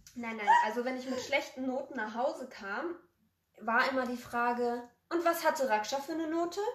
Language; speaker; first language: German; early bilingual, other home language; Polish